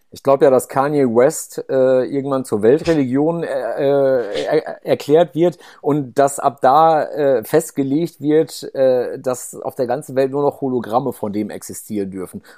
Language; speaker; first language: German; native; German